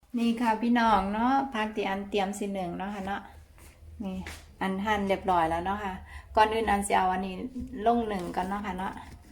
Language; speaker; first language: Thai; native; Thai